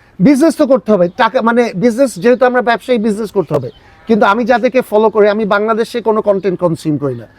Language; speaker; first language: Bangla; early bilingual, heritage; Bangla